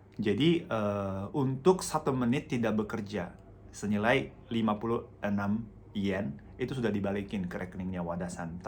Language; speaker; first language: Indonesian; non-native, fluent; Japanese